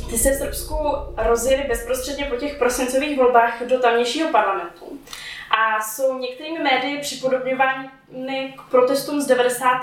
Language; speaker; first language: Czech; native; Czech